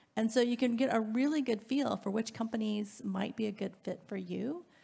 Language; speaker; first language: English; native; English